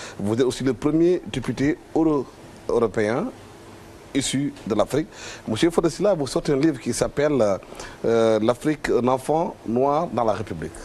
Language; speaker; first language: French; non-native, local second language; Wolof